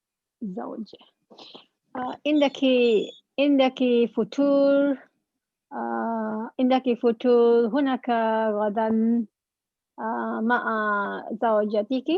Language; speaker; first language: Arabic; non-native, learner; Malay